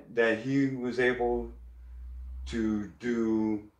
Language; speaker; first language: English; native; English